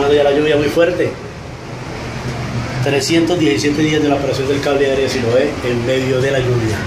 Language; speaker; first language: Spanish; native; Spanish